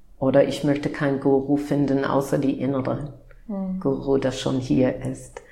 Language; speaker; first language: German; non-native, fluent; English